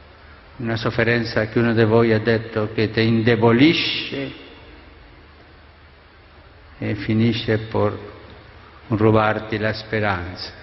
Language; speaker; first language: Italian; non-native, fluent; Spanish